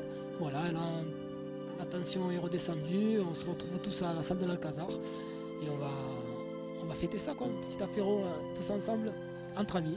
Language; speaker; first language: French; native; French